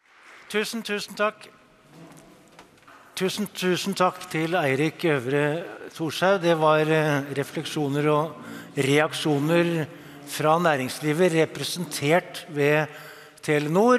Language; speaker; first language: Norwegian; native; Norwegian